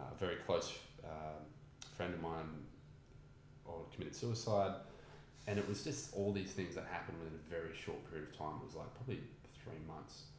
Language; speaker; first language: English; native; English